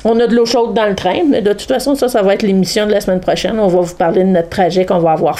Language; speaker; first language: French; native; French